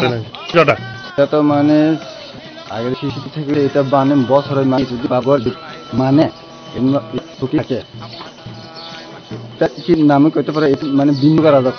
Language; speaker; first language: Bangla; non-native, local second language; Kok Borok